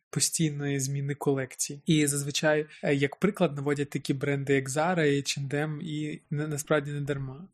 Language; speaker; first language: Ukrainian; native; Ukrainian